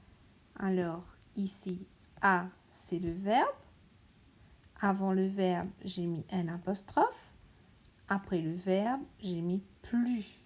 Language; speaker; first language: French; non-native, local second language; Morisyen